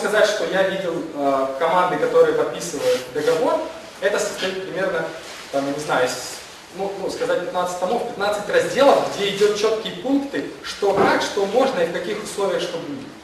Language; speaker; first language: Russian; non-native, local second language; Ukrainian